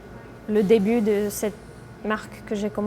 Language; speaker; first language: French; non-native, fluent; English